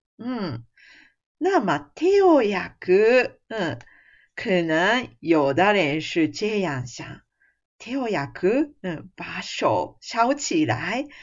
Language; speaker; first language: Chinese; non-native, fluent; Japanese